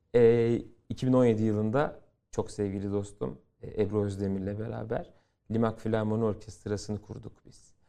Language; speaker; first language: Turkish; native; Turkish